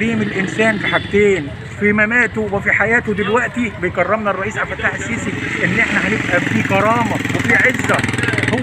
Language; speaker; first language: Arabic; native; Arabic